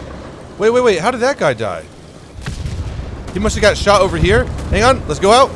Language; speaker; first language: English; native; English